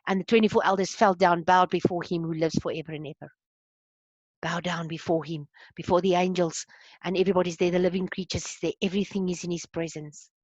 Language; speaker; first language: English; non-native, local second language; Afrikaans